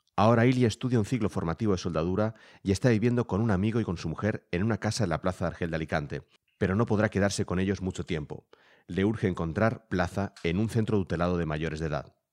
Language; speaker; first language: Spanish; native; Spanish